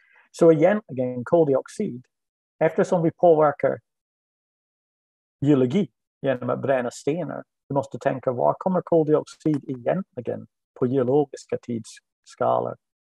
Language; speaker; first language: Swedish; non-native, fluent; English